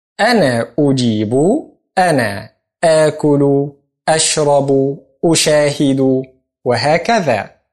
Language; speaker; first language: Arabic; non-native, fluent; Indonesian